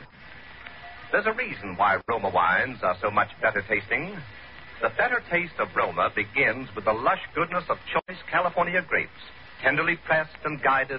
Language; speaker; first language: English; native; English